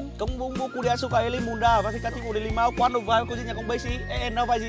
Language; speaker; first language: Portuguese; non-native, learner; Vietnamese